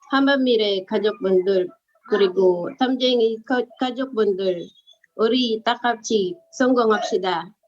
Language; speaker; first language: Korean; early bilingual, other home language; Filipino